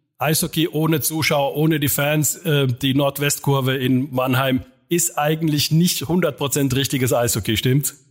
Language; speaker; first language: German; non-native, fluent; Finnish